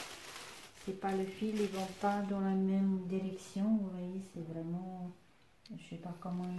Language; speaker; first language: French; non-native, fluent; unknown